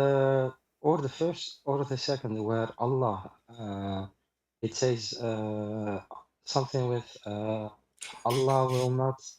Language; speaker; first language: English; non-native, fluent; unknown